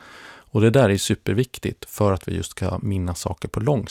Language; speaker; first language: Swedish; native; Swedish